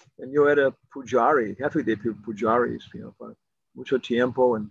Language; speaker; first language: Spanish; non-native, learner; English